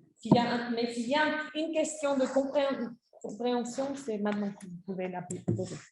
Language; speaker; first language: French; non-native, fluent; German